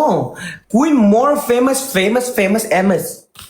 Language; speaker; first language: English; non-native, local second language; Malay